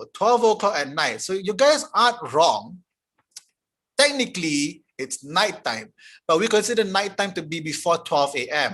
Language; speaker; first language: English; non-native, local second language; Malay